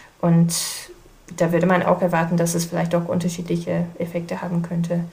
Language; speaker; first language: German; non-native, fluent; English